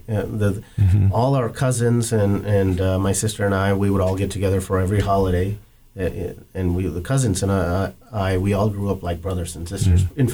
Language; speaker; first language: English; non-native, local second language; Kannada